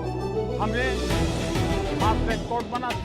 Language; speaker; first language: Hindi; native; Hindi